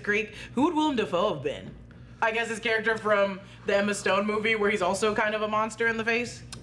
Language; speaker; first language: English; native; English